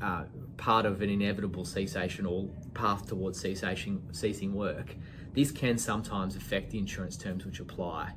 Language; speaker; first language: English; native; English